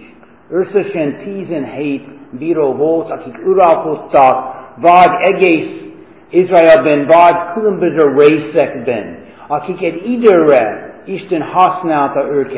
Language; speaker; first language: Hungarian; non-native, fluent; English